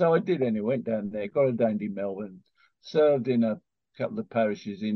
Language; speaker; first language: English; native; English